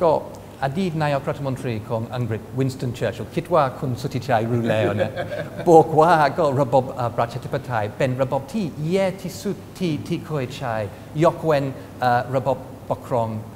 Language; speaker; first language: Thai; non-native, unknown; English